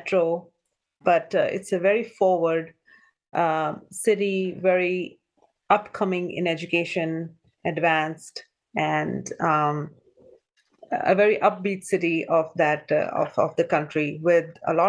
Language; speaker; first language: English; non-native, local second language; Punjabi